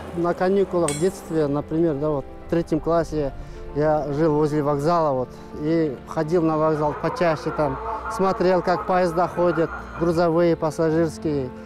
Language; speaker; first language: Russian; non-native, local second language; Kazakh